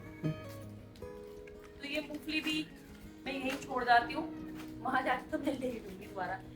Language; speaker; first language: Hindi; native; Hindi